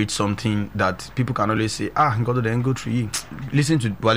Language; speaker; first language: English; non-native, local second language; Yoruba